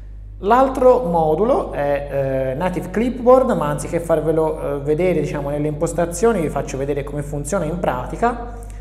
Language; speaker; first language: Italian; native; Italian